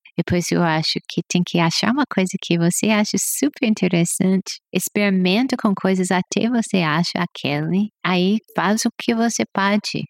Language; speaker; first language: Portuguese; non-native, fluent; English